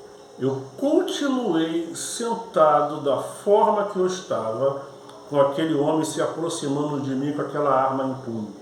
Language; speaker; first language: Portuguese; native; Portuguese